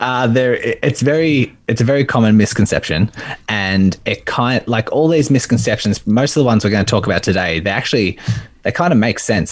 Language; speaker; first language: English; native; English